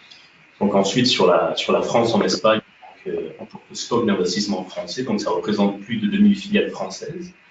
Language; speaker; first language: French; native; French